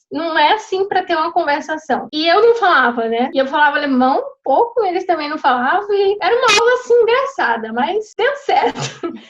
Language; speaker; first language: Portuguese; native; Portuguese